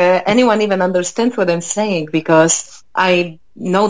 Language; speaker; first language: English; non-native, fluent; Polish